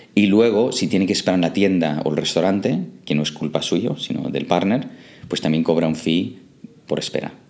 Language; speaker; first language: Spanish; non-native, fluent; English